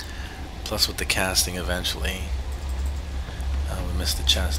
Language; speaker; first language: English; native; English